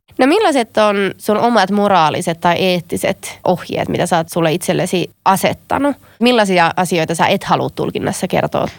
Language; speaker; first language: Finnish; native; Finnish